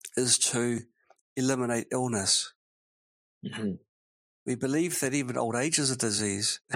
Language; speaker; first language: English; native; English